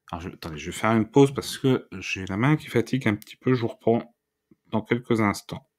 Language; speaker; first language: French; native; French